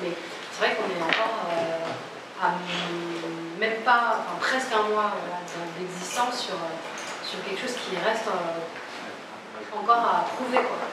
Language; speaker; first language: French; native; French